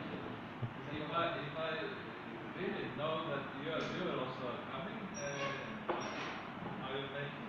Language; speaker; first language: English; non-native, fluent; Turkish